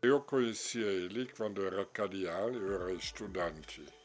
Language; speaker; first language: Portuguese; non-native, fluent; German